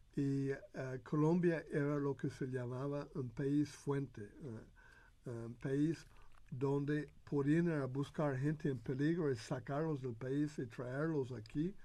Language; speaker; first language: Spanish; non-native, fluent; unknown